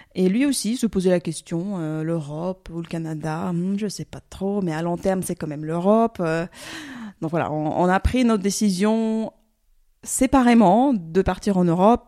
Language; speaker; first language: French; early bilingual, other home language; Russian